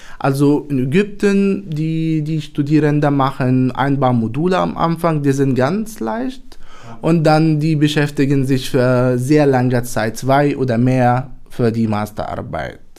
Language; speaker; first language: German; non-native, fluent; Arabic